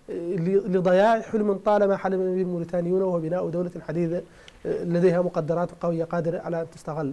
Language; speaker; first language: Arabic; native; Arabic